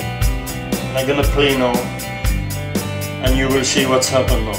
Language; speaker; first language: English; non-native, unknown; French